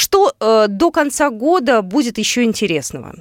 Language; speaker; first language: Russian; native; Russian